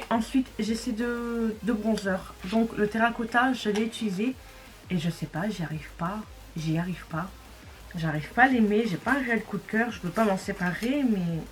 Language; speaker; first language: French; native; French